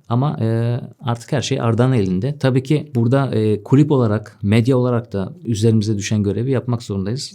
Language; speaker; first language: Turkish; early bilingual, heritage; Turkish